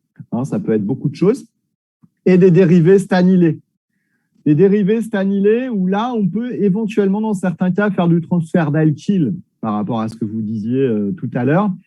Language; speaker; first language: French; native; French